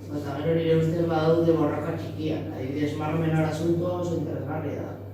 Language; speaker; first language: Basque; non-native, local second language; Spanish